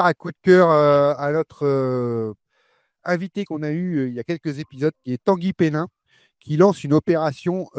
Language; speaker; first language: French; native; French